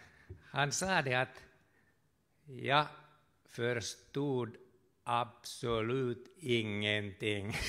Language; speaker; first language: Swedish; non-native, fluent; Finnish